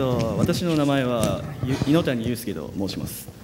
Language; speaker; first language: Japanese; native; Japanese